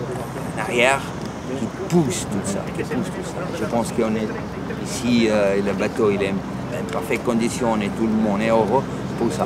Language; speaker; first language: French; non-native, fluent; Spanish